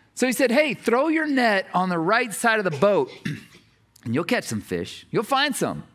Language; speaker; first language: English; native; English